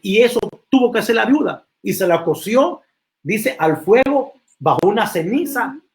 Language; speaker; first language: Spanish; native; Spanish